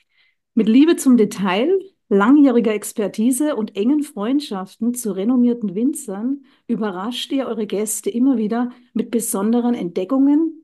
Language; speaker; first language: German; native; German